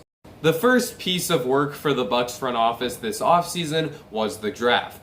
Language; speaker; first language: English; native; English